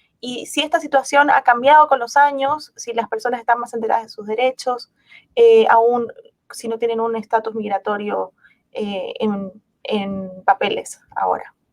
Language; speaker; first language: Spanish; native; Spanish